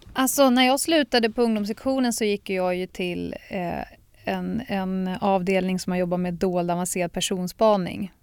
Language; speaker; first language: Swedish; native; Swedish